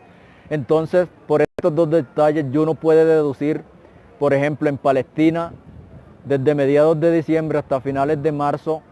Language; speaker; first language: Spanish; native; Spanish